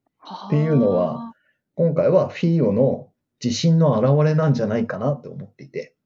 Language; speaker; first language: Japanese; native; Japanese